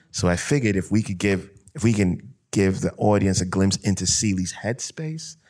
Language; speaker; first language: English; non-native, local second language; Akan